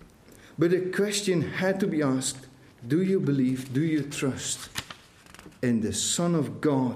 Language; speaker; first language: English; non-native, fluent; Dutch